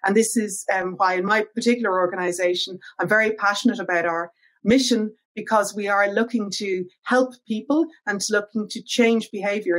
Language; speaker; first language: English; native; English